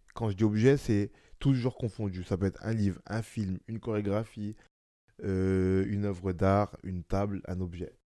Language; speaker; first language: French; native; French